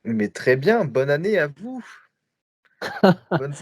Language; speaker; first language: French; native; French